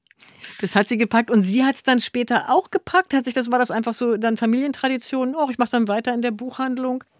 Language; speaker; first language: German; native; German